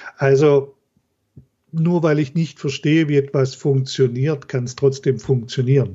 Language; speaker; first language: German; native; German